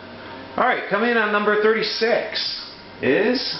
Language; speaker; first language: English; native; English